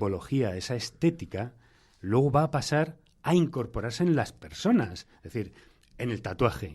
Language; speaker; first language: Spanish; native; Spanish